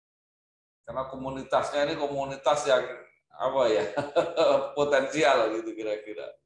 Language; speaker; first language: Indonesian; native; Indonesian